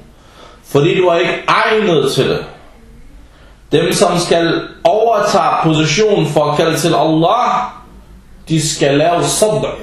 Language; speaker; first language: Danish; non-native, fluent; Arabic